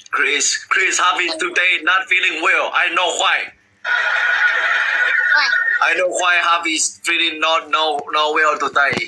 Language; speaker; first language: English; non-native, learner; Chinese